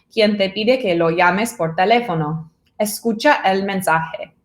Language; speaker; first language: Spanish; non-native, fluent; English